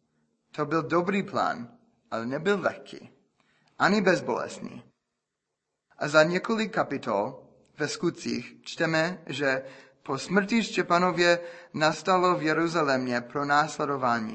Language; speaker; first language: Czech; non-native, fluent; English